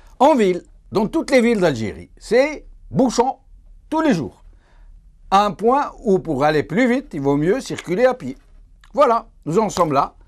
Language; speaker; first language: French; non-native, local second language; Arabic